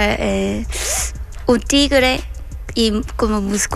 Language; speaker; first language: Spanish; non-native, learner; Korean